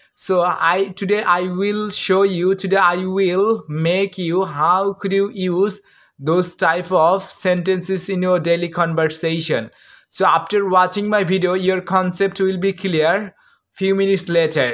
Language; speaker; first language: English; non-native, local second language; Bangla